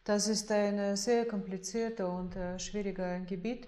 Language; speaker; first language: German; non-native, fluent; Russian